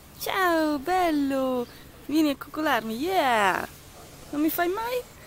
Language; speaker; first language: Italian; non-native, fluent; Hungarian